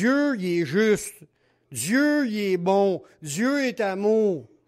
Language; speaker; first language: French; native; French